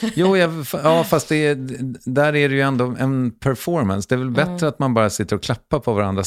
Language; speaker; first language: Swedish; native; Swedish